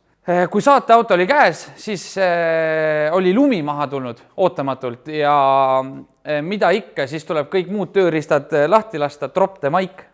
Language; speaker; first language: Estonian; native; Estonian